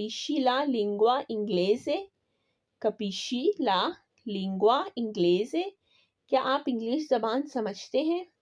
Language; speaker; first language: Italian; non-native, learner; Urdu